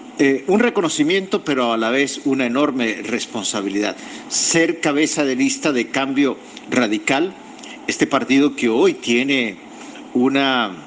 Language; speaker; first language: Spanish; native; Spanish